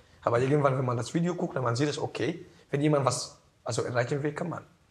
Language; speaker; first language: German; non-native, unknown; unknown